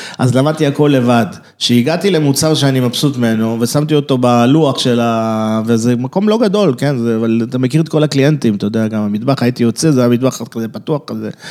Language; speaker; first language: Hebrew; early bilingual, other home language; French